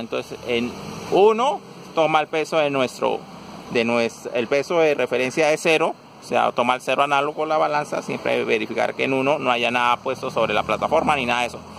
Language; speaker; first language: Spanish; native; Spanish